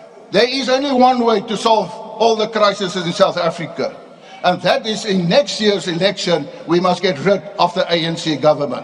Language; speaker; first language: English; non-native, local second language; Afrikaans